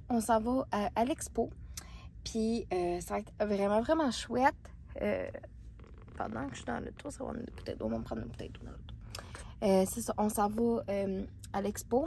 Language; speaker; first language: French; native; French